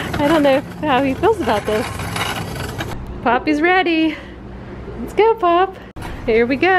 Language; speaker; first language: English; native; English